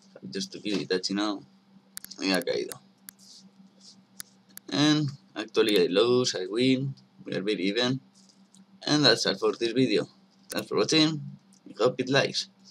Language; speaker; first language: English; non-native, learner; Spanish